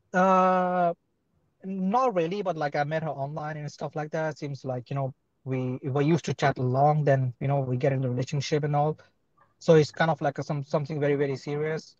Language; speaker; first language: English; non-native, fluent; Arabic